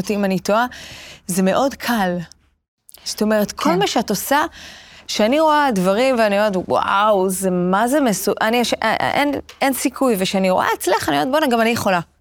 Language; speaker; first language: Hebrew; native; Hebrew